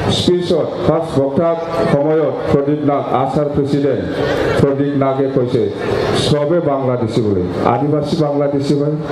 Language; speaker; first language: Assamese; non-native, local second language; Bodo